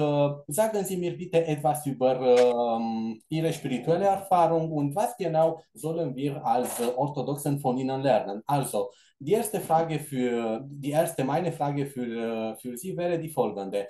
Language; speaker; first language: German; non-native, fluent; Romanian